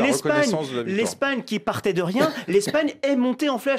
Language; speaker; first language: French; native; French